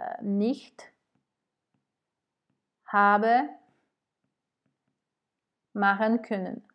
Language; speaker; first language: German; non-native, fluent; French